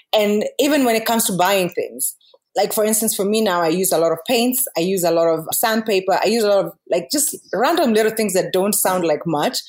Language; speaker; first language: English; non-native, local second language; Kikuyu